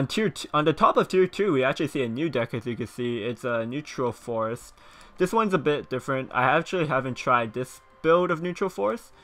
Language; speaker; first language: English; native; English